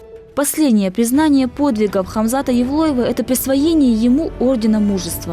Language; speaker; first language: Russian; native; Russian